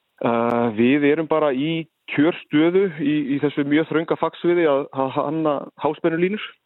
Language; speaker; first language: Icelandic; native; Icelandic